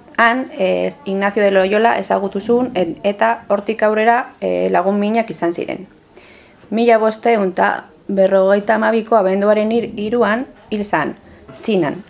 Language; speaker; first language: Basque; non-native, local second language; Spanish